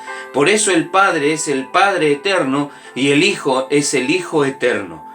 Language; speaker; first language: Spanish; native; Spanish